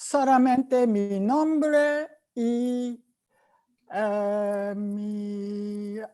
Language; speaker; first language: Spanish; non-native, learner; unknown